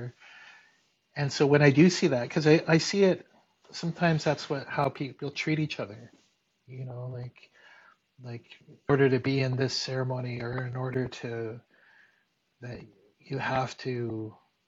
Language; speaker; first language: English; native; English